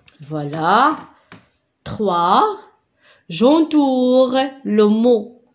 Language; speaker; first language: French; non-native, local second language; Arabic